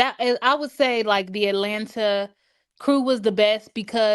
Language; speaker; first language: English; native; English